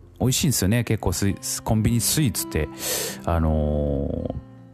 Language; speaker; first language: Japanese; native; Japanese